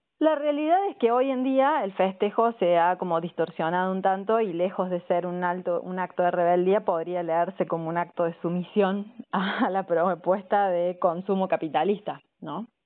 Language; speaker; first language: Spanish; native; Spanish